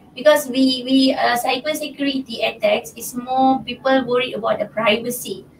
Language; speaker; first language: English; non-native, local second language; Malay